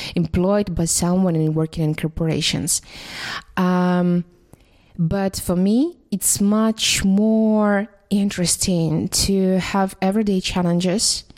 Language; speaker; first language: English; non-native, fluent; Russian